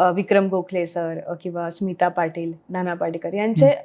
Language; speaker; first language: Marathi; native; Marathi